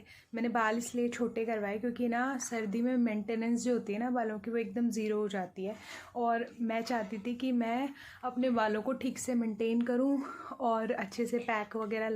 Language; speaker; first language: Hindi; native; Hindi